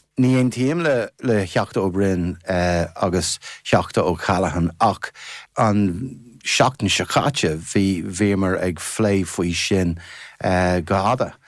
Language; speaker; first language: Irish; non-native, fluent; English